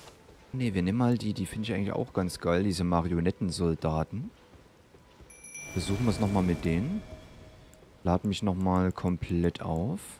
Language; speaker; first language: German; native; German